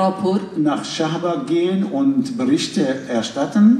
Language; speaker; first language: German; non-native, fluent; Arabic